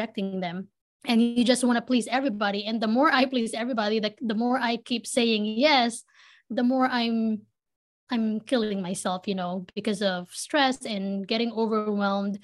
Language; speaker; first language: English; non-native, local second language; Filipino